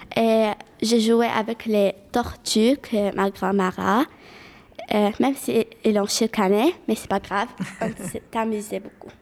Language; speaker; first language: French; early bilingual, other home language; Arabic